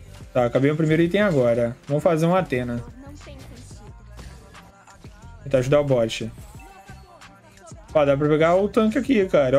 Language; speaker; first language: Portuguese; native; Portuguese